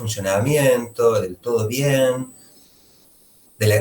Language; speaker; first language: Spanish; native; Spanish